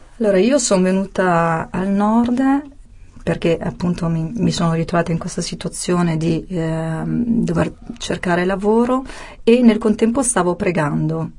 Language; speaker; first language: Italian; native; Italian